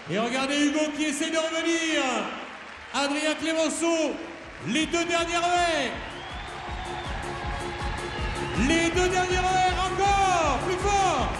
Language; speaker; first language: French; native; French